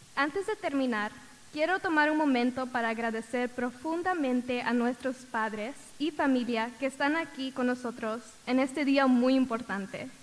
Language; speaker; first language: Spanish; early bilingual, heritage; Spanish